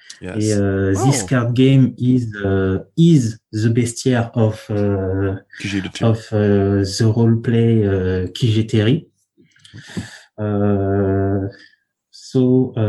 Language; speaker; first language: English; non-native, learner; French